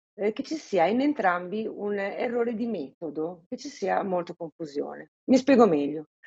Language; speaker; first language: Italian; native; Italian